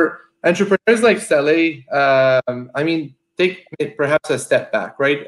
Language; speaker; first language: English; native; English